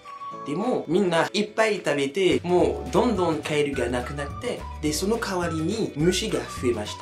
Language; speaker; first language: Japanese; non-native, fluent; French